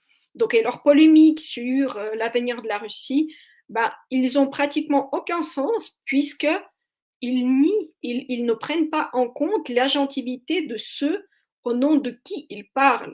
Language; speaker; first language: French; non-native, fluent; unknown